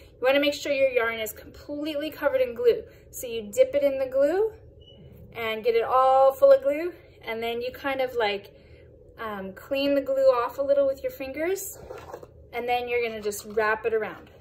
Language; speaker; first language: English; native; English